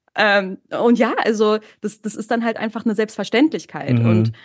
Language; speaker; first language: German; native; German